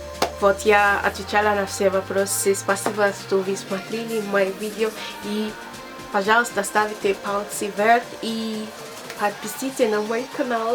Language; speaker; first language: Russian; non-native, learner; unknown